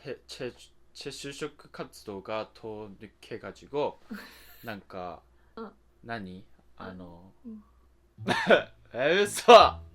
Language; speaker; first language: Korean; non-native, learner; Japanese